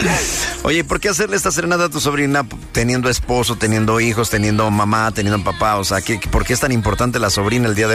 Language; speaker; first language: Spanish; native; Spanish